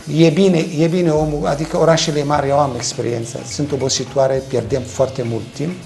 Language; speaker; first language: Romanian; non-native, fluent; Arabic